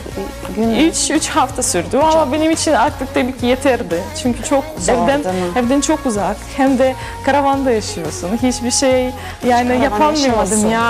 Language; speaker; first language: Turkish; non-native, learner; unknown